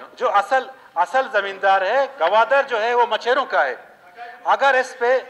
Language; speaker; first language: Urdu; non-native, local second language; Baluchi